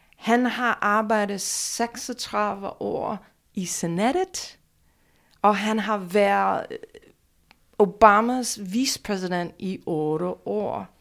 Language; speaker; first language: Danish; non-native, fluent; English